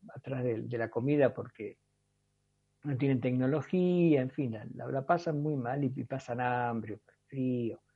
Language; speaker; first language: Spanish; native; Spanish